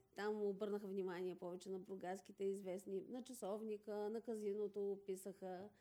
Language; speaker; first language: Bulgarian; native; Bulgarian